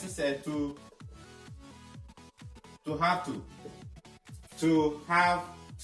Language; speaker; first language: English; non-native, fluent; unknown